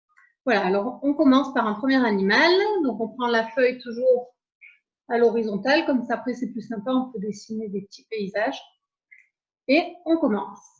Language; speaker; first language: French; native; French